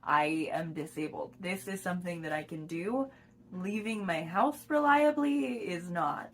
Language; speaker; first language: English; native; English